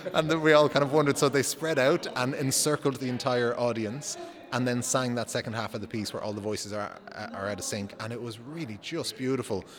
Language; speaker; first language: English; non-native, fluent; Dutch